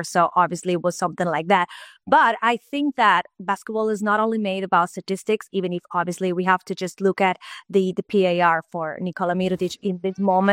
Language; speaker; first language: English; non-native, fluent; Italian